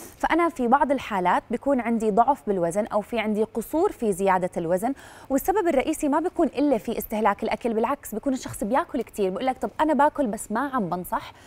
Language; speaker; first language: Arabic; native; Arabic